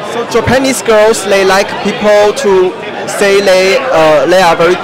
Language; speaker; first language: English; non-native, fluent; Chinese